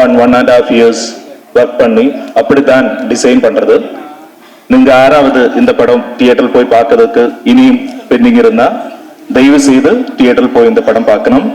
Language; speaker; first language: Tamil; non-native, learner; Malayalam